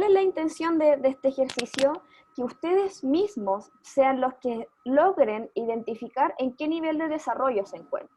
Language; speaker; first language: Spanish; native; Spanish